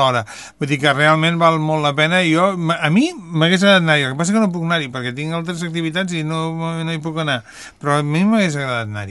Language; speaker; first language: Catalan; native; Catalan